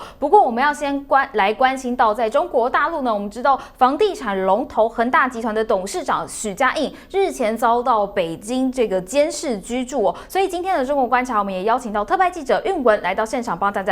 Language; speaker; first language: Chinese; native; Chinese